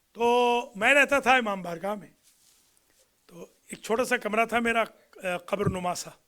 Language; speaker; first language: Urdu; native; Urdu